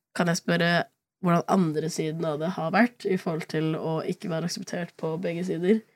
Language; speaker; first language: Norwegian; early bilingual, other home language; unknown